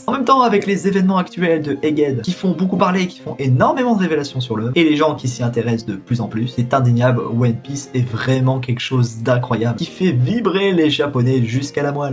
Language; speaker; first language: French; native; French